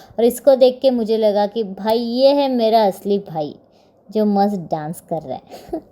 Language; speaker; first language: Hindi; non-native, local second language; Marathi